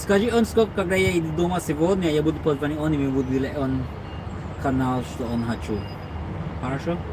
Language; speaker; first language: Russian; non-native, learner; English